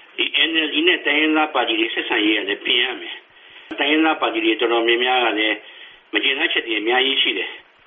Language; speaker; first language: Burmese; native; Burmese